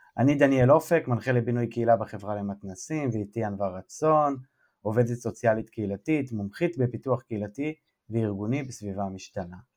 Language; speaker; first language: Hebrew; native; Hebrew